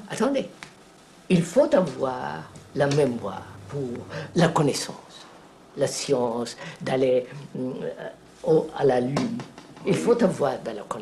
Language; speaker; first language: French; non-native, fluent; Telugu